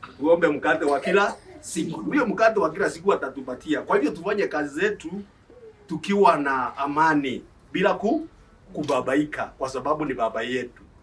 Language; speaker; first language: Swahili; non-native, local second language; Embu